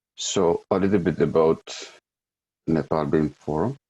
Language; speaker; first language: English; non-native, local second language; Nepali